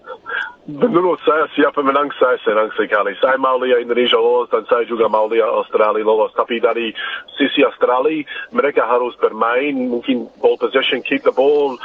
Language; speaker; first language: Indonesian; non-native, fluent; English